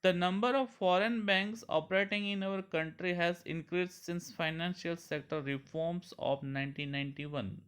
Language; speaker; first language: English; non-native, local second language; Gujarati